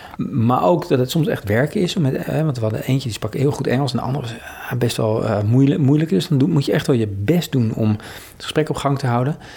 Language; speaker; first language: Dutch; native; Dutch